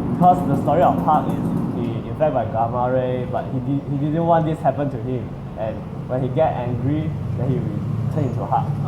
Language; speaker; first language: English; non-native, learner; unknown